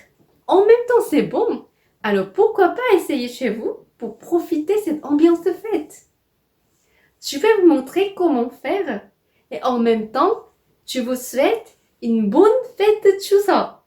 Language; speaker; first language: French; non-native, fluent; Korean